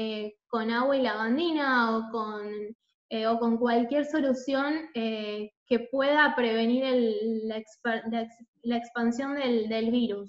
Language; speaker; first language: Spanish; native; Spanish